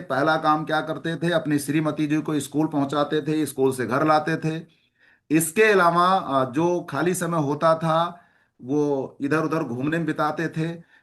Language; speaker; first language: Hindi; native; Hindi